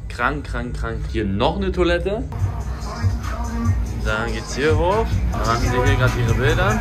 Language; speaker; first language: German; native; German